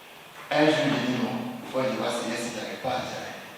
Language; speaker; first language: French; non-native, learner; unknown